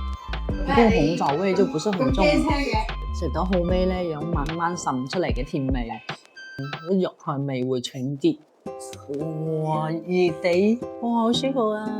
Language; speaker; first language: Chinese; non-native, local second language; Hakka Chinese